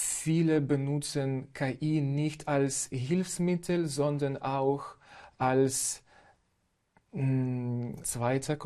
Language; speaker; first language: German; non-native, fluent; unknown